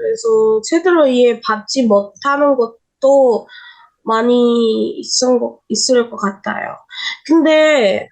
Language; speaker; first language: Korean; non-native, learner; Indonesian